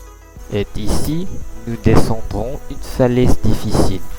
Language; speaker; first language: French; non-native, learner; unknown